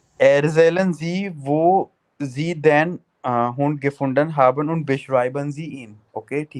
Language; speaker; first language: German; non-native, fluent; Hindi